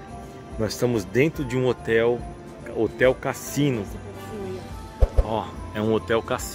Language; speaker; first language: Portuguese; native; Portuguese